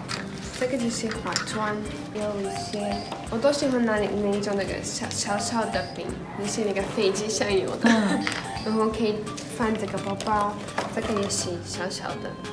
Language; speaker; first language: Chinese; non-native, learner; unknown